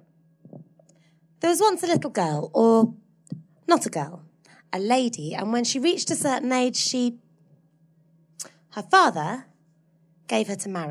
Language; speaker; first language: English; native; English